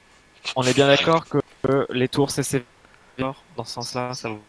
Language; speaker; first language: French; native; French